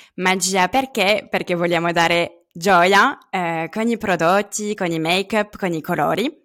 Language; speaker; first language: Italian; non-native, fluent; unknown